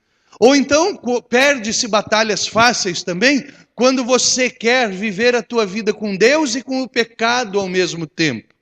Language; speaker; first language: Portuguese; native; Portuguese